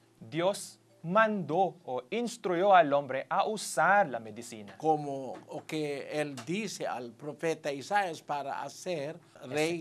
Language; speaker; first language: Spanish; non-native, fluent; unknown